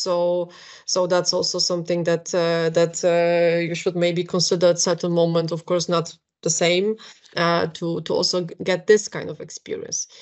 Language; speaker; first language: English; non-native, fluent; Polish